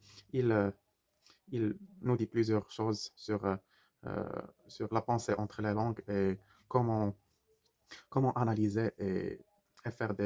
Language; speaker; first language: French; non-native, fluent; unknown